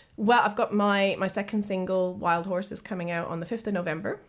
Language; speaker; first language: English; native; English